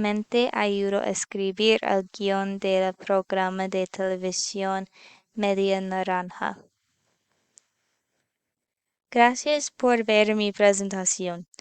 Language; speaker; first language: Spanish; non-native, learner; English